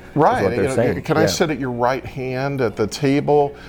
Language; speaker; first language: English; native; English